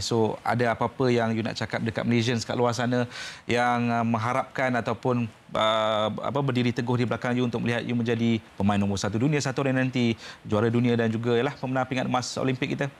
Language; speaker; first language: Malay; native; Malay